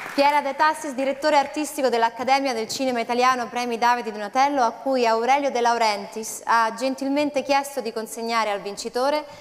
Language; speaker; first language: Italian; native; Italian